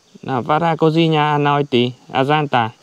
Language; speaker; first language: Portuguese; non-native, learner; Vietnamese